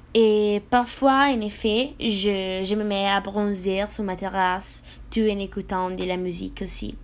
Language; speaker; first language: French; non-native, fluent; Italian